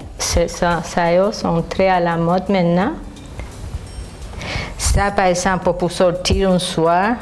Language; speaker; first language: French; non-native, fluent; Spanish